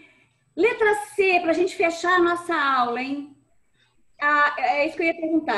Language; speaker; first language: Portuguese; native; Portuguese